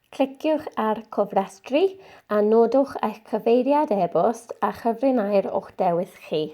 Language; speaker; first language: Welsh; non-native, local second language; English